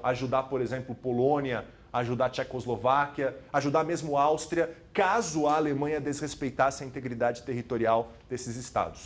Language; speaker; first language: Portuguese; native; Portuguese